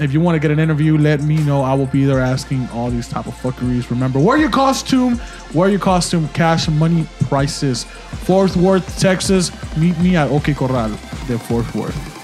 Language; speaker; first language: English; early bilingual, other home language; Spanish